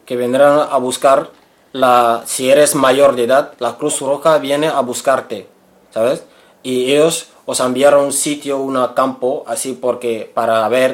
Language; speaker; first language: Spanish; non-native, learner; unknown